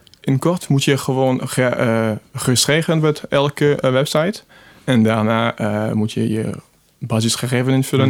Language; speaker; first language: Dutch; non-native, fluent; French